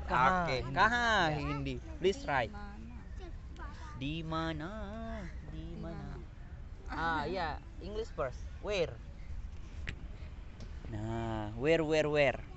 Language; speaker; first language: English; non-native, learner; Indonesian